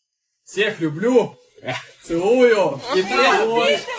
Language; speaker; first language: Russian; native; Russian